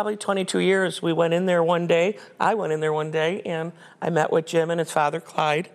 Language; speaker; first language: English; native; English